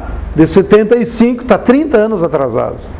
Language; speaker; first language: Portuguese; native; Portuguese